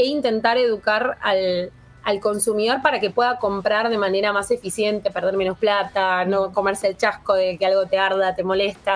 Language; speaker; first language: Spanish; native; Spanish